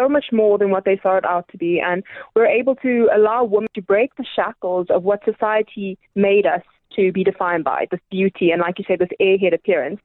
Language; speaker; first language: English; native; English